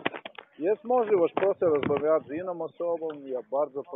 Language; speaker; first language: Polish; non-native, learner; Slovenian